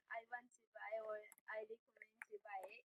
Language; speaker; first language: English; non-native, learner; Japanese